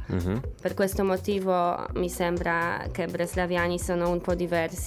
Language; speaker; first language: Italian; non-native, fluent; Polish